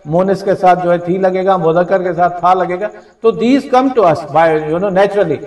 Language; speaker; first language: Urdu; non-native, local second language; Sindhi